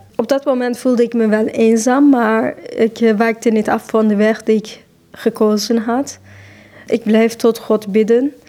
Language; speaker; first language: Dutch; non-native, fluent; Turkish